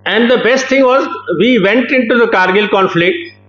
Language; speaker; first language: Hindi; non-native, local second language; Punjabi